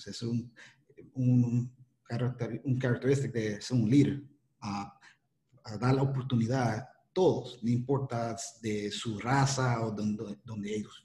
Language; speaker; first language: Spanish; early bilingual, heritage; Spanish